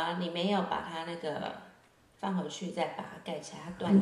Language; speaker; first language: Chinese; native; Chinese